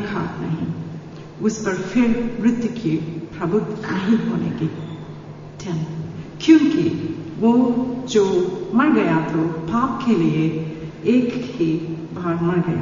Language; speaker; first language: English; non-native, local second language; Telugu